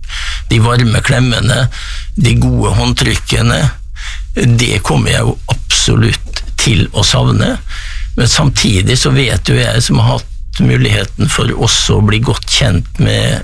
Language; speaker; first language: Norwegian; native; Norwegian